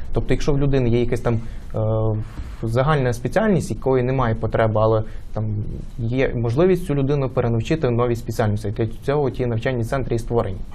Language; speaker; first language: Ukrainian; native; Ukrainian